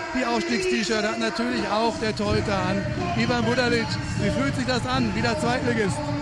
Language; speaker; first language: German; native; German